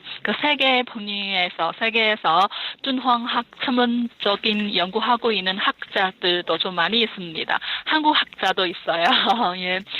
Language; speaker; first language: Korean; non-native, fluent; Chinese